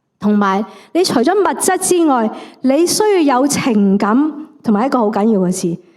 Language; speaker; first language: Cantonese; native; Cantonese